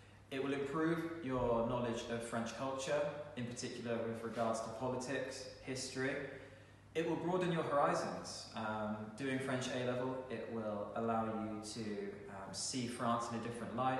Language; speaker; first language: English; native; English